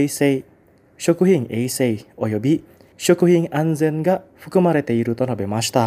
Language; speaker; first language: Japanese; non-native, fluent; Indonesian